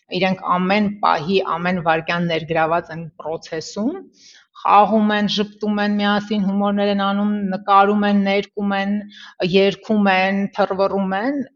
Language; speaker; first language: Armenian; early bilingual, heritage; Armenian